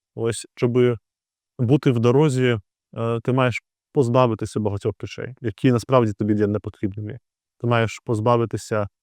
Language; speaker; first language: Ukrainian; native; Ukrainian